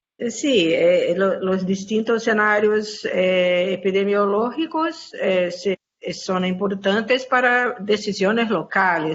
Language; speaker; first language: Spanish; non-native, fluent; Portuguese